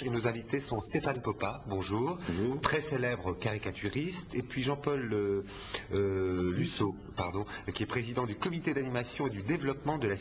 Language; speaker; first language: French; native; French